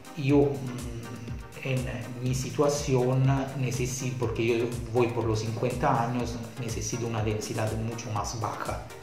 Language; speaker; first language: Spanish; non-native, fluent; Italian